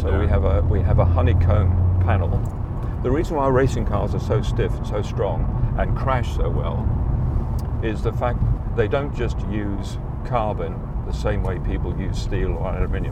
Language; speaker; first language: English; native; English